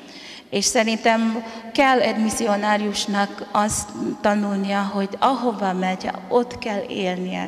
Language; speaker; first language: Hungarian; non-native, fluent; Tongan